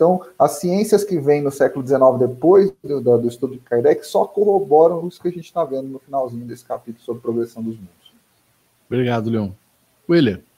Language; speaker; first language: Portuguese; native; Portuguese